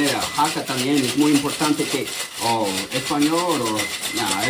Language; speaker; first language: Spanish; non-native, learner; English